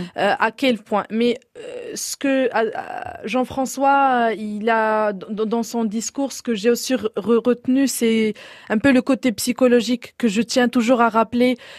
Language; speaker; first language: French; non-native, local second language; Arabic